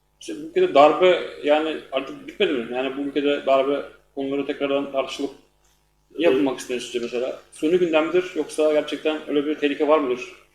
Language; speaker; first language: Turkish; native; Turkish